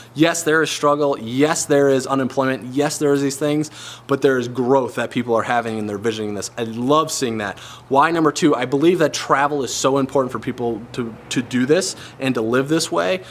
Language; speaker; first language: English; native; English